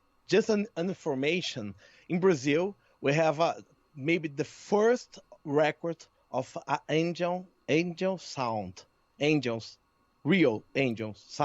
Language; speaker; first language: English; non-native, learner; Portuguese